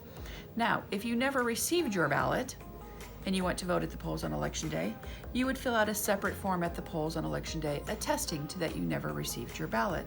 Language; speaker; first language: English; native; English